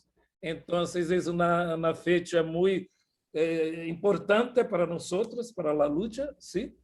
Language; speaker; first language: Portuguese; non-native, fluent; Spanish